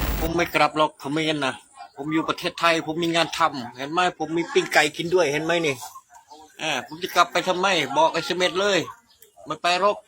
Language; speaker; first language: Thai; non-native, fluent; Khmer